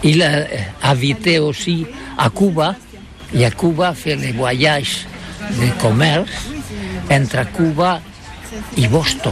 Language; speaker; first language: French; non-native, learner; Catalan